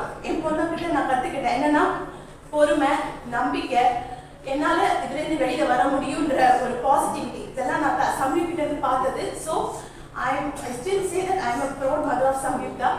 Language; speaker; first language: Tamil; native; Tamil